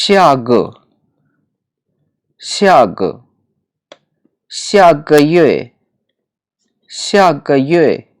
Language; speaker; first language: Chinese; non-native, learner; Urdu